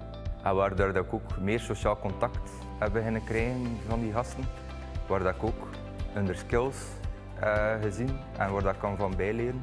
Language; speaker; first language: Dutch; native; Dutch